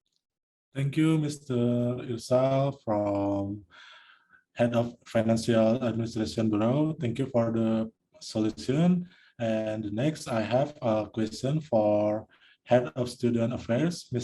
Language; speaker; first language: English; non-native, learner; Indonesian